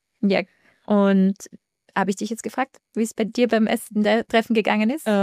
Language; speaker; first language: German; native; German